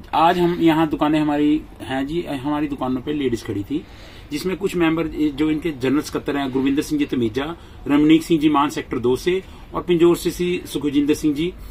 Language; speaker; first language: Hindi; non-native, local second language; Punjabi